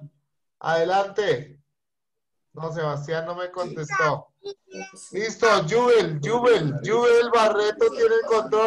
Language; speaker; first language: Spanish; native; Spanish